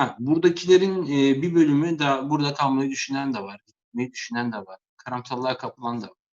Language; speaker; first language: Turkish; native; Turkish